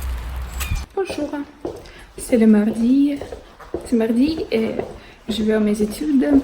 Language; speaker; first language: French; non-native, learner; Russian